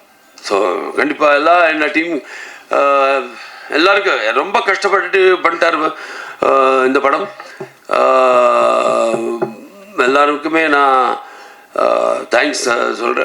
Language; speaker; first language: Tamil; non-native, learner; Telugu